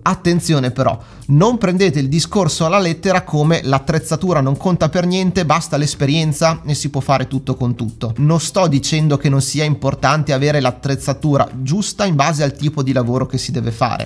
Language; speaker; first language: Italian; native; Italian